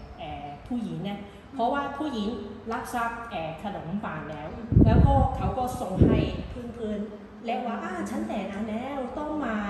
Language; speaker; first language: Thai; non-native, learner; Cantonese